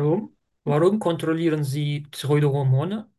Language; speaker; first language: German; non-native, learner; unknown